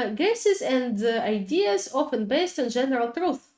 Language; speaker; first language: English; non-native, fluent; Ukrainian